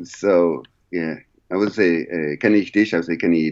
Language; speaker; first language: German; non-native, learner; English